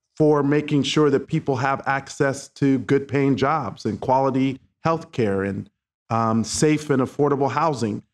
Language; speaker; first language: English; native; English